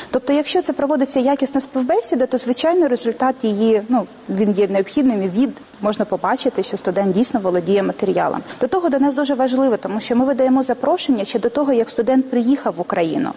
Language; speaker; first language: Ukrainian; native; Ukrainian